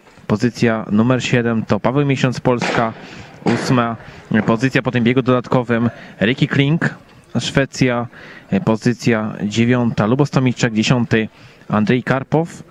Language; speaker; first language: Polish; native; Polish